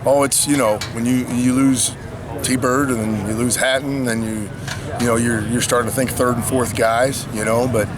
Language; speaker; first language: English; native; English